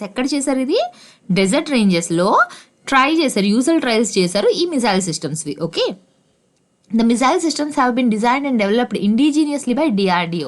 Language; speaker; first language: Telugu; native; Telugu